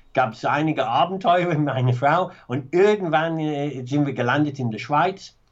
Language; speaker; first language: German; non-native, fluent; English